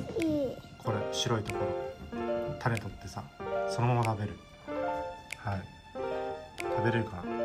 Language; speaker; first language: Japanese; native; Japanese